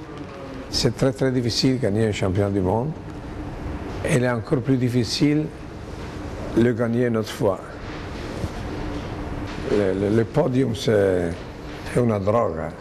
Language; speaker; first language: French; non-native, fluent; Italian